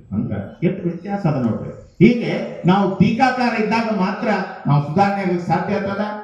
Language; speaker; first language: Kannada; non-native, local second language; Lambadi